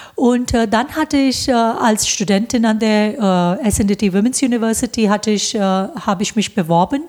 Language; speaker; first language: German; non-native, fluent; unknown